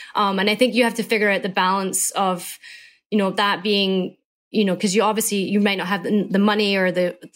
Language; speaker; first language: English; native; English